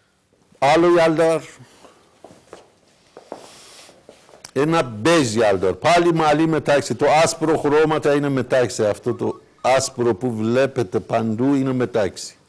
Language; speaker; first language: Greek; non-native, learner; Persian